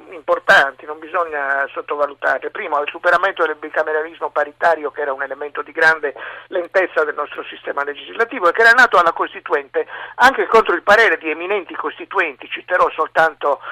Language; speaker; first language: Italian; native; Italian